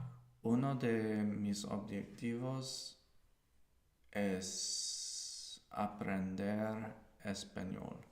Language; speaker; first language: Spanish; non-native, learner; English